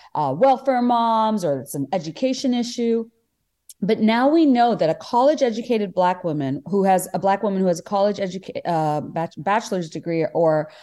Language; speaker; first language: English; non-native, local second language; Bangla